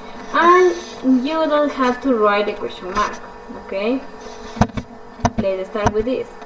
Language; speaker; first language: English; non-native, fluent; Spanish